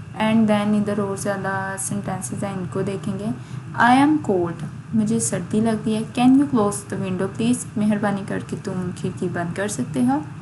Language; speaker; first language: Urdu; native; Urdu